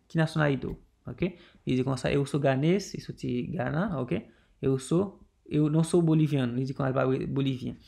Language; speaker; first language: Portuguese; non-native, learner; Haitian Creole